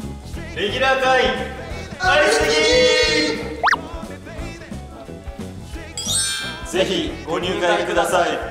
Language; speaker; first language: Japanese; native; Japanese